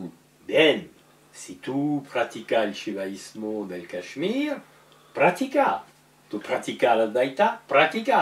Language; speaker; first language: Spanish; non-native, learner; French